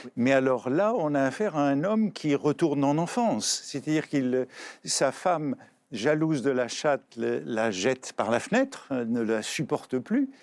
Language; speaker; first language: French; native; French